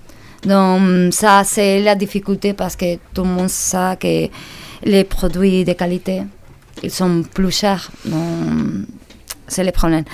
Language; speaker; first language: French; non-native, learner; Spanish